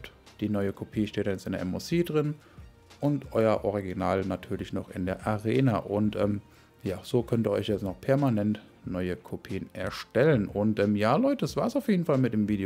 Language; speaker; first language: German; native; German